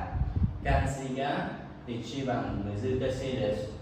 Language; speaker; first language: Japanese; non-native, learner; Vietnamese